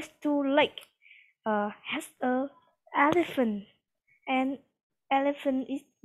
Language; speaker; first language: English; non-native, learner; Vietnamese